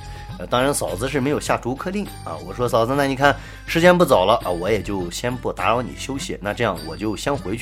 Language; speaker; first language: Chinese; native; Chinese